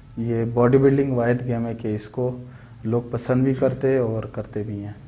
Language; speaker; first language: Urdu; non-native, local second language; Pashto